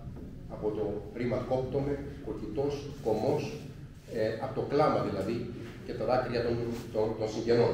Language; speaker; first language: Greek; native; Greek